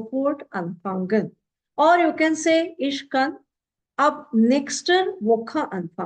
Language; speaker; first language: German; non-native, fluent; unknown